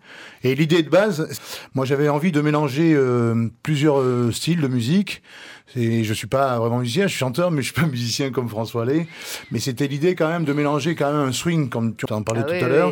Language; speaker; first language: French; native; French